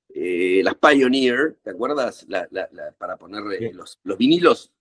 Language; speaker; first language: Spanish; native; Spanish